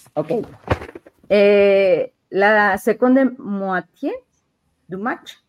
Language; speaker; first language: French; non-native, fluent; Spanish